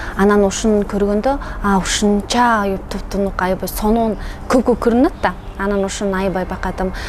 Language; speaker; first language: Kyrgyz; non-native, learner; Mongolian